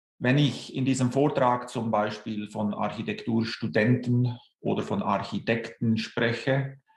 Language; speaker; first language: German; native; German